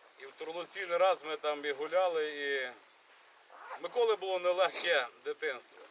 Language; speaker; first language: Ukrainian; native; Ukrainian